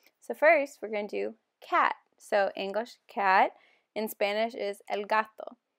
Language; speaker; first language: English; native; English